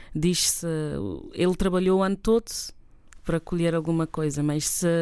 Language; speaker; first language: Portuguese; non-native, local second language; Kabuverdianu